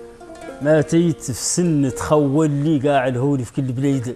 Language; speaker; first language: Arabic; native; Arabic